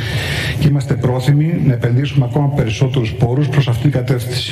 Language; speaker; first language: Greek; native; Greek